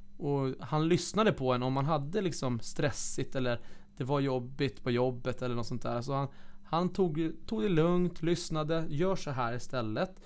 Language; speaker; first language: Swedish; native; Swedish